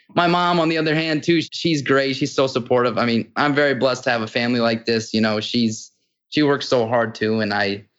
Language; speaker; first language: English; native; English